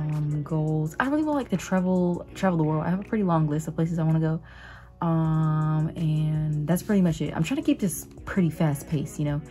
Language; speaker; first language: English; native; English